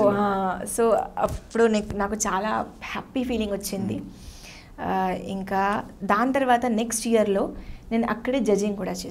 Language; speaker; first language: Telugu; non-native, learner; Hindi